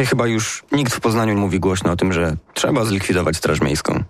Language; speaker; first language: Polish; native; Polish